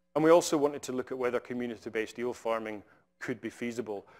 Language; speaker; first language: English; native; English